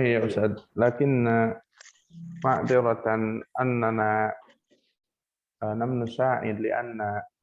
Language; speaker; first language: Arabic; non-native, learner; Indonesian